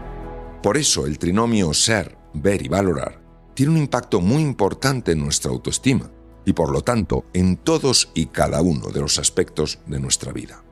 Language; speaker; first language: Spanish; native; Spanish